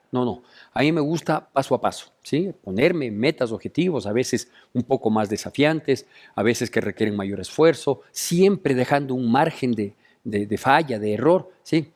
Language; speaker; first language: Spanish; native; Spanish